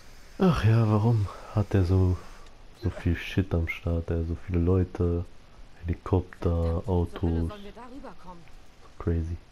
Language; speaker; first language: German; native; German